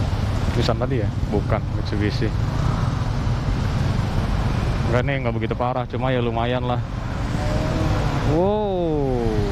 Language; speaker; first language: Indonesian; native; Indonesian